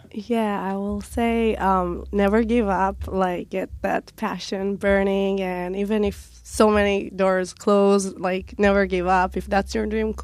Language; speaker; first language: English; non-native, fluent; Hebrew